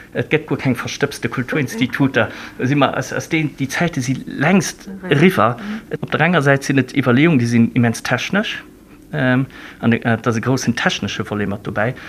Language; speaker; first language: Luxembourgish; native; Luxembourgish